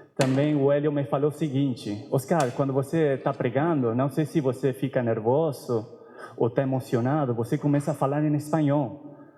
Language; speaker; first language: Portuguese; non-native, fluent; Spanish